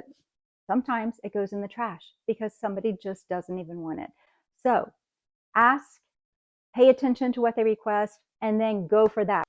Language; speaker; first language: English; native; English